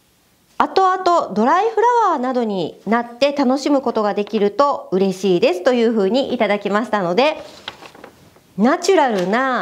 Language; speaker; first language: Japanese; native; Japanese